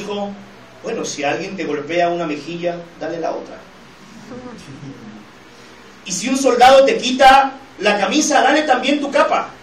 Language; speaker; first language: Spanish; native; Spanish